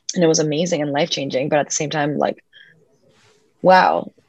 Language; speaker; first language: English; early bilingual, other home language; Spanish